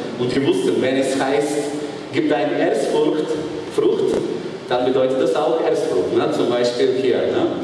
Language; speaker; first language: German; non-native, fluent; Bulgarian